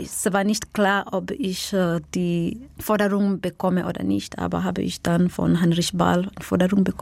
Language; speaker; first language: German; non-native, fluent; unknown